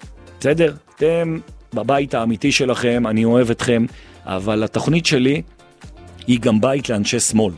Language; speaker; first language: Hebrew; native; Hebrew